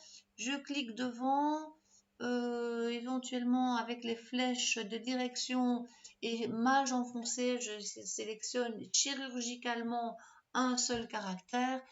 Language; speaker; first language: French; native; French